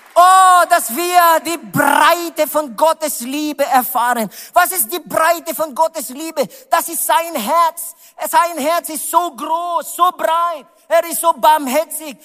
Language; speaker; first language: German; non-native, learner; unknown